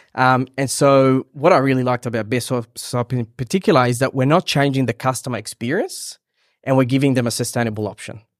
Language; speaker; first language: English; early bilingual, other home language; Hebrew